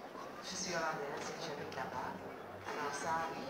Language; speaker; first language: French; non-native, fluent; Dutch